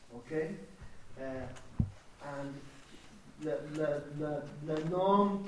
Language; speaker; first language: French; non-native, learner; English